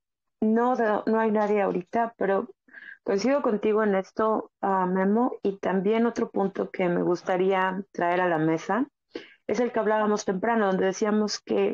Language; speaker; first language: Spanish; native; Spanish